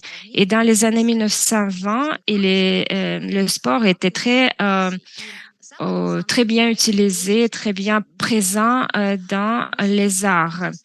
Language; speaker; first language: French; non-native, fluent; Russian